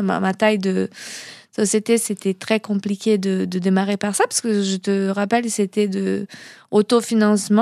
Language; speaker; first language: French; non-native, fluent; Portuguese